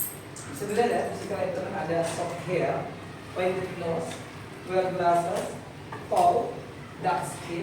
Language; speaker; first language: English; non-native, fluent; Indonesian